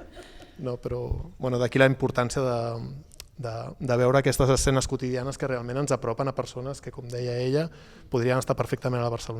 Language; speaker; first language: Catalan; native; Catalan